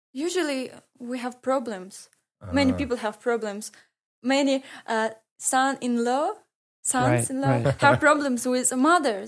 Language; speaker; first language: English; non-native, learner; Ingush